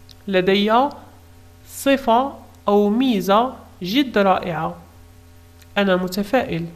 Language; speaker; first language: Arabic; native; Arabic